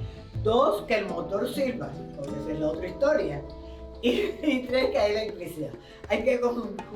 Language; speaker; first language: Spanish; native; Spanish